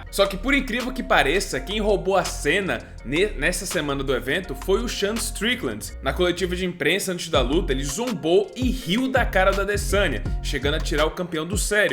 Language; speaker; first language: Portuguese; native; Portuguese